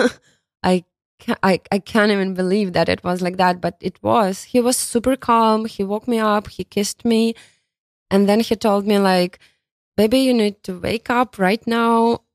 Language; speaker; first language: English; non-native, fluent; Ukrainian